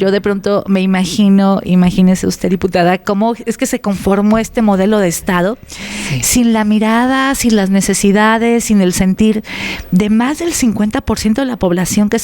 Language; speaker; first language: Spanish; native; Spanish